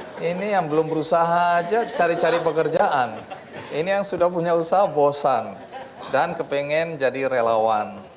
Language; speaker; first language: Indonesian; native; Indonesian